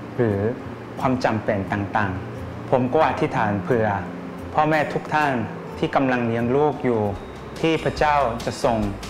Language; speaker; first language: Thai; non-native, fluent; Korean